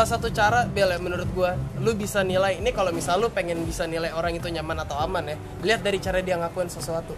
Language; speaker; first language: Indonesian; native; Indonesian